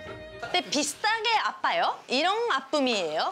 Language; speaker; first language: Korean; non-native, fluent; Japanese